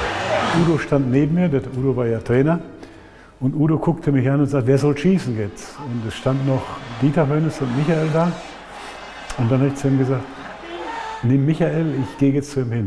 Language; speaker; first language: German; native; German